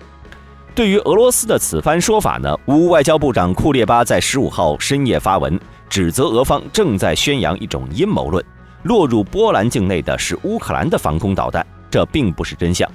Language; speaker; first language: Chinese; native; Chinese